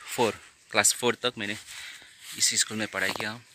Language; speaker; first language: Hindi; non-native, local second language; Nepali